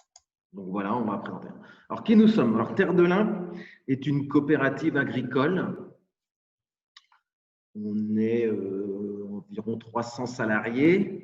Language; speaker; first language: French; native; French